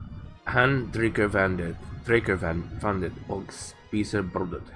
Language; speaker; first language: Danish; non-native, learner; English